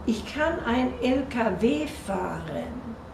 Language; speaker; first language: German; non-native, fluent; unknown